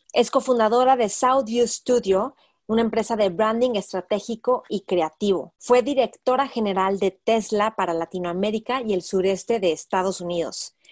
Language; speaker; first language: Spanish; native; Spanish